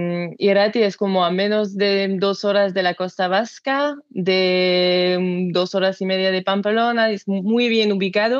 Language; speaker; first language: Spanish; non-native, learner; French